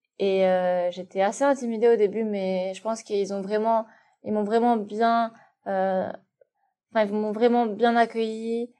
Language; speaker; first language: French; non-native, local second language; Arabic